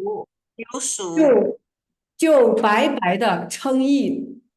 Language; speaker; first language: Chinese; native; Chinese